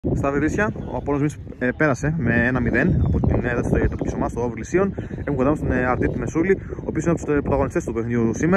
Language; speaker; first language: Greek; native; Greek